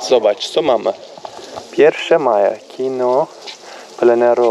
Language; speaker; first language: Polish; non-native, learner; Turkish